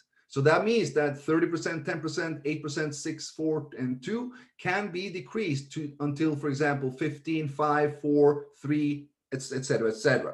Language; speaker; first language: English; non-native, fluent; Swedish